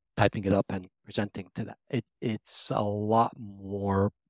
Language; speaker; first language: English; early bilingual, other home language; Arabic